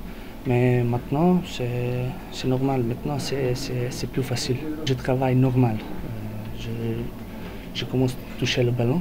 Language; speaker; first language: French; non-native, learner; Serbian